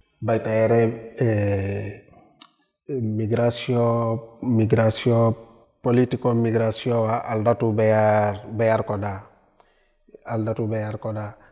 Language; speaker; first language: Basque; non-native, learner; Wolof